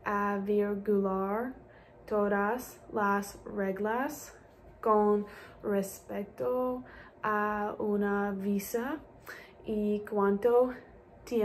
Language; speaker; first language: Spanish; non-native, learner; English